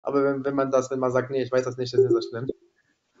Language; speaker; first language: German; non-native, fluent; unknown